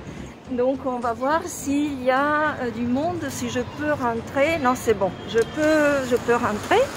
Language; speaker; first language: French; non-native, fluent; Italian